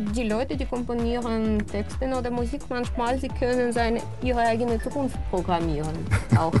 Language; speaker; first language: German; non-native, learner; Russian